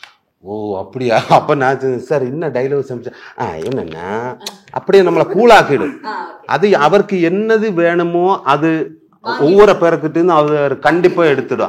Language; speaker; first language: Tamil; non-native, learner; Malayalam